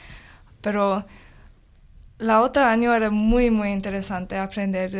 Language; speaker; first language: Spanish; non-native, learner; English